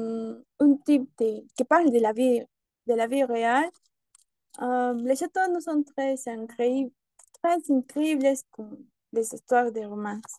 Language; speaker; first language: French; non-native, learner; Spanish